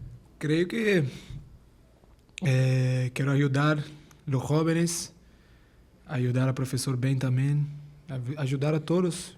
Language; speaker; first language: Spanish; non-native, learner; Portuguese